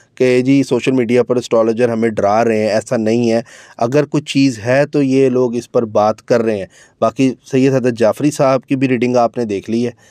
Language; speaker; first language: Urdu; native; Urdu